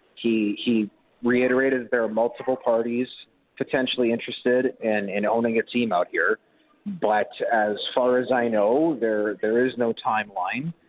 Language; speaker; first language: English; native; English